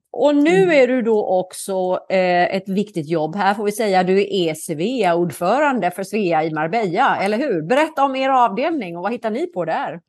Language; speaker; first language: Swedish; native; Swedish